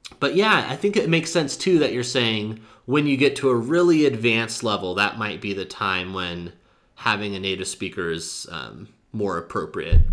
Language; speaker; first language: English; native; English